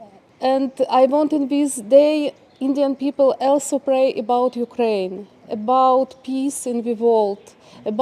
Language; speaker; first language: English; non-native, learner; Ukrainian